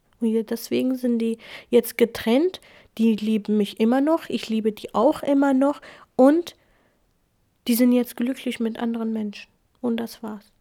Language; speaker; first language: German; non-native, fluent; Kurdish